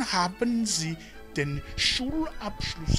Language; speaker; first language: German; non-native, fluent; Rundi